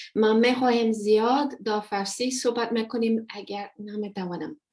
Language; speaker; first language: Persian; non-native, learner; English